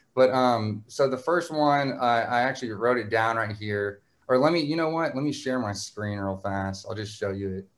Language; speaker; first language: English; native; English